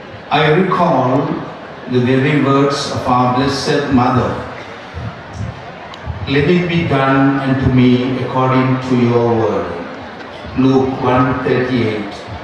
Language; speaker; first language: English; non-native, local second language; Tamil